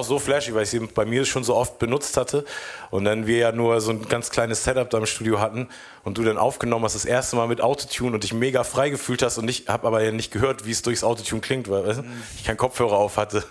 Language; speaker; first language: German; native; German